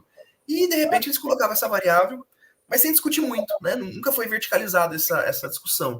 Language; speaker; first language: Portuguese; native; Portuguese